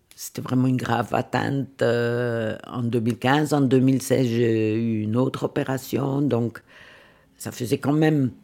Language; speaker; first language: French; non-native, fluent; Swiss German